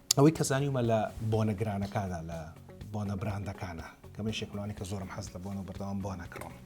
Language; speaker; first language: Central Kurdish; native; Central Kurdish